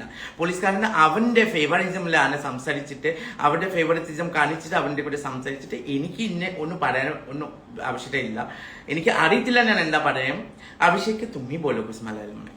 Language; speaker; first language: Malayalam; non-native, learner; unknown